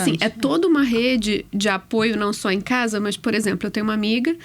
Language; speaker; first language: Portuguese; native; Portuguese